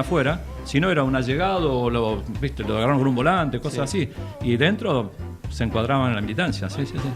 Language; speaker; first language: Spanish; native; Spanish